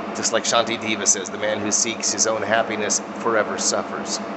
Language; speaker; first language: English; native; English